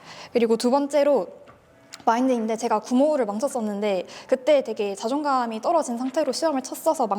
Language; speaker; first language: Korean; native; Korean